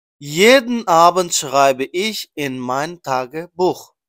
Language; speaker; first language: German; non-native, learner; Persian